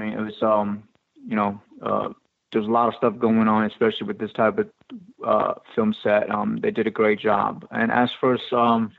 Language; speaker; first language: English; non-native, local second language; Cantonese